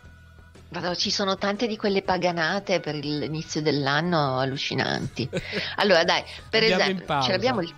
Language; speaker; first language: Italian; native; Italian